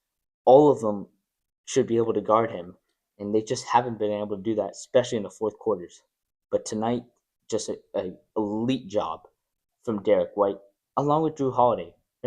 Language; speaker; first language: English; native; English